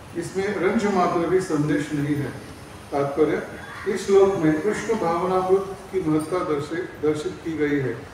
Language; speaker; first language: Hindi; non-native, local second language; Marathi